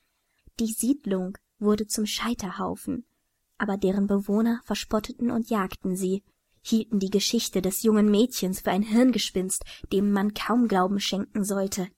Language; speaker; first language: German; native; German